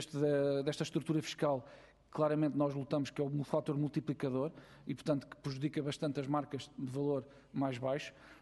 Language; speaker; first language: Portuguese; native; Portuguese